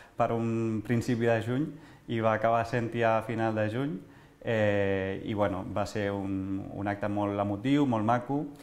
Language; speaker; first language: Catalan; non-native, local second language; Spanish